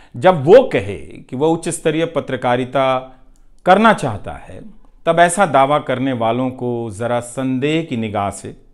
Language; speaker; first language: Hindi; non-native, local second language; Bhojpuri